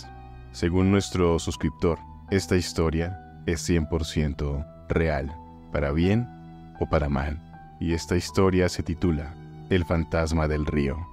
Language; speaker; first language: Spanish; native; Spanish